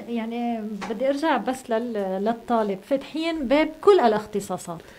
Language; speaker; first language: Arabic; native; Arabic